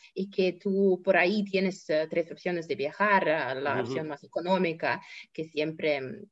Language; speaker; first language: Spanish; non-native, fluent; Russian